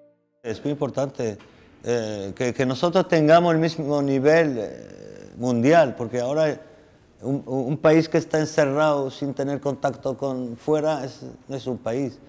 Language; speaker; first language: Spanish; non-native, fluent; Arabic